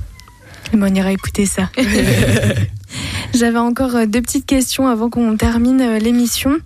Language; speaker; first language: French; native; French